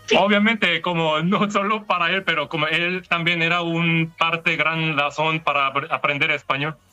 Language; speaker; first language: Spanish; non-native, fluent; Korean